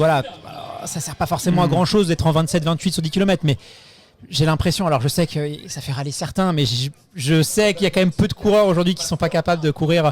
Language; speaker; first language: French; native; French